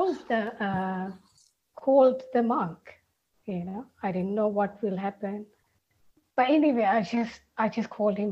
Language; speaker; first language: English; non-native, local second language; Sinhala